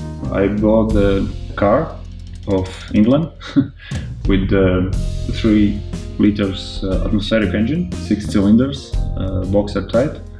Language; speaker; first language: English; non-native, learner; Latvian